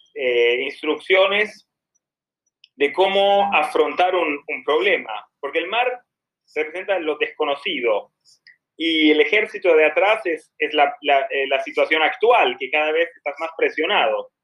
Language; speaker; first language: Spanish; non-native, fluent; Swedish